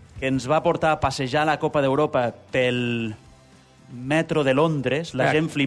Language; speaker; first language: Catalan; native; Catalan